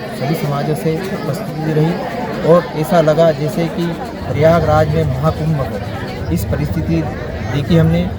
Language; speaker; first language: Hindi; native; Hindi